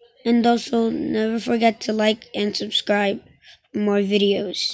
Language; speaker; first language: English; native; English